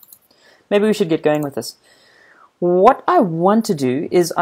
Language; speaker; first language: English; native; English